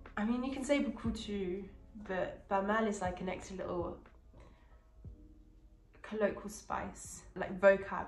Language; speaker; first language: English; native; English